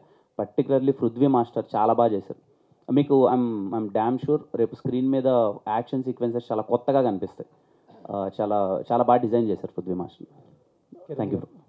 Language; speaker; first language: Telugu; native; Telugu